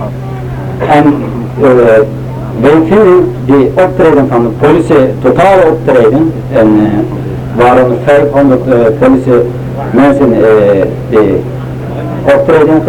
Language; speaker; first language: Dutch; non-native, learner; Turkish